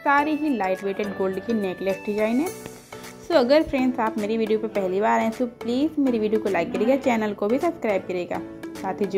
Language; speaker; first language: Hindi; native; Hindi